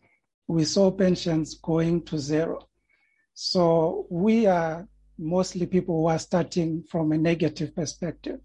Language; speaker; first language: English; non-native, local second language; Shona